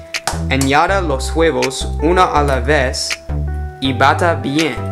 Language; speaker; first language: Spanish; non-native, learner; English